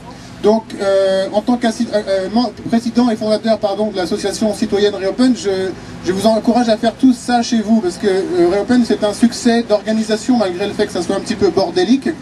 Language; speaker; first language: French; native; French